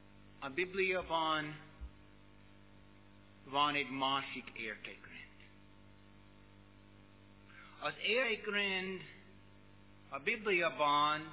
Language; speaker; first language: Hungarian; non-native, learner; English